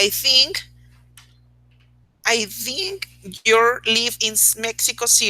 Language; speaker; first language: English; non-native, learner; Spanish